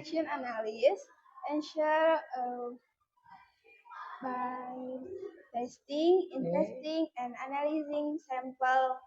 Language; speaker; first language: English; non-native, learner; Indonesian